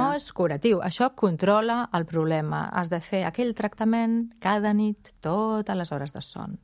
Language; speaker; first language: Catalan; non-native, local second language; Spanish